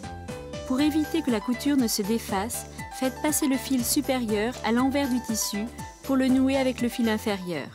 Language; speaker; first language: French; native; French